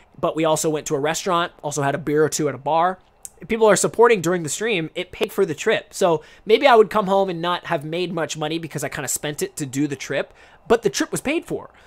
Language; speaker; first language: English; native; English